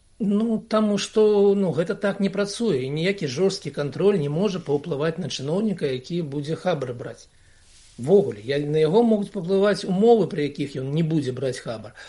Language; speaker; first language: Belarusian; non-native, local second language; Russian